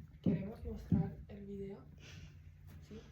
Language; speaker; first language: Spanish; non-native, learner; English